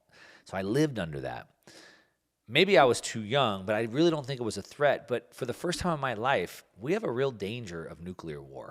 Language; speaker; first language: English; native; English